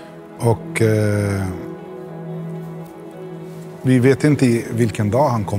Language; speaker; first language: Swedish; non-native, fluent; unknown